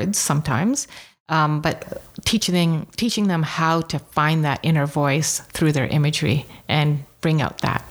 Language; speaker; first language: English; native; English